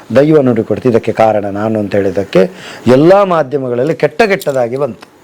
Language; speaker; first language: Kannada; non-native, local second language; Tulu